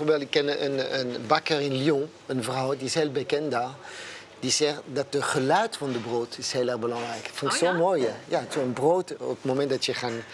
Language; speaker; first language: Dutch; non-native, fluent; French